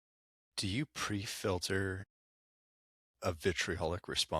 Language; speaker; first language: English; native; English